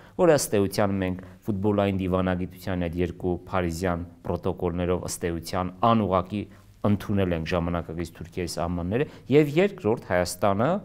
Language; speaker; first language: Armenian; native; Armenian